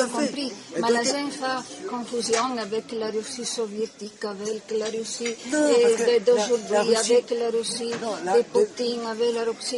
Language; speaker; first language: French; non-native, learner; Italian